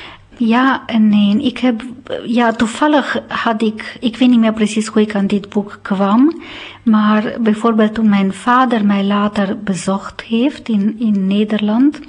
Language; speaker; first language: Dutch; non-native, fluent; Romanian